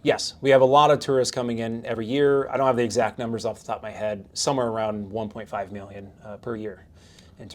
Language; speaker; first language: English; native; English